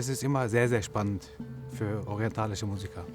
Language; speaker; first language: German; non-native, fluent; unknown